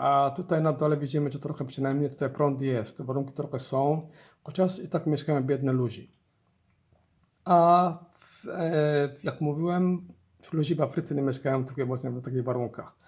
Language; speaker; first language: Polish; non-native, learner; Somali